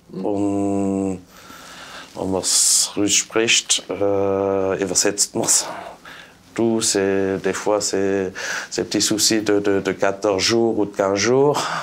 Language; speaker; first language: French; non-native, local second language; Swiss German